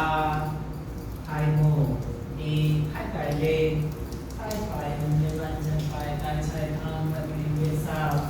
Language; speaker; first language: Vietnamese; non-native, fluent; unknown